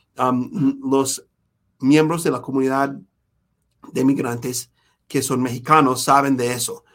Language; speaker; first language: Spanish; non-native, fluent; English